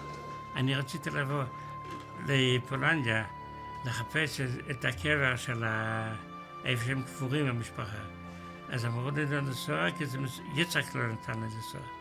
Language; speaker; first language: Hebrew; non-native, fluent; Yiddish